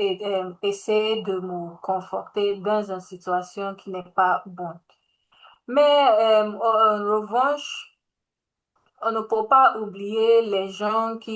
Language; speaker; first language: French; non-native, learner; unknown